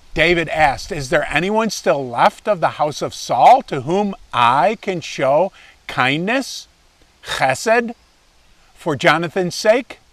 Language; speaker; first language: English; native; English